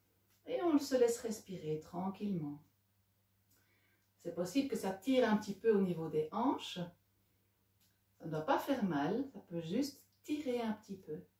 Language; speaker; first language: French; native; French